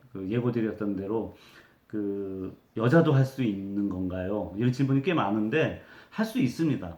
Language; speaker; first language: Korean; native; Korean